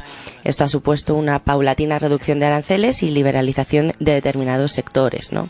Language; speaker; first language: Spanish; native; Spanish